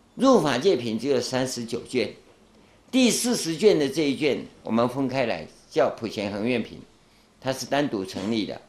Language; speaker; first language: Chinese; non-native, local second language; Min Nan Chinese